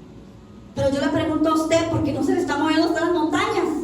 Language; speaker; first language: Spanish; native; Spanish